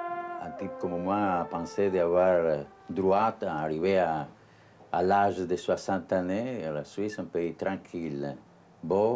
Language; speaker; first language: French; non-native, learner; Italian